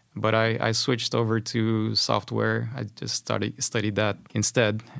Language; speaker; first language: English; non-native, fluent; Spanish